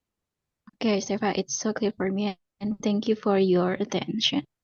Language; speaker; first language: English; non-native, learner; Indonesian